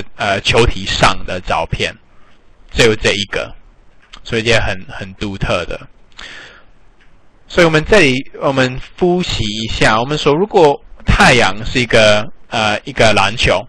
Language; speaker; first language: Chinese; non-native, fluent; English